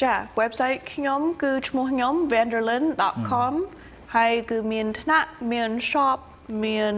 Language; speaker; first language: Khmer; early bilingual, heritage; English